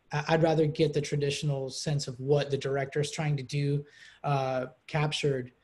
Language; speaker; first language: English; early bilingual, other home language; Greek